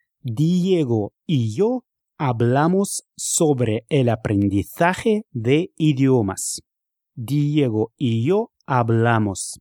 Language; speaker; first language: Spanish; non-native, fluent; Russian